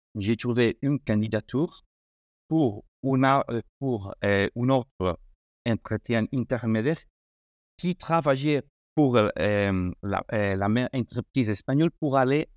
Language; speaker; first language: French; non-native, fluent; Spanish